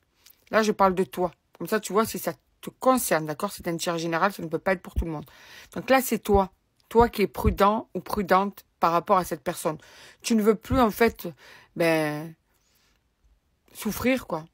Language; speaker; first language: French; native; French